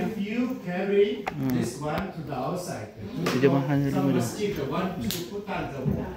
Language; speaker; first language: English; non-native, learner; Chinese